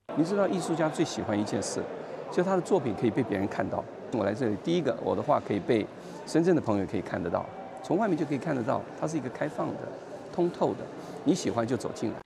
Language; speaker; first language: Chinese; native; Chinese